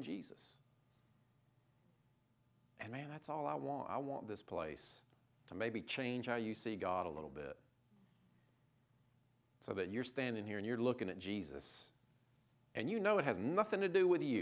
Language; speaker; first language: English; native; English